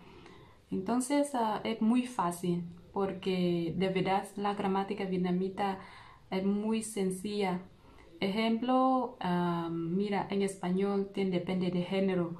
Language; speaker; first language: Spanish; non-native, learner; Vietnamese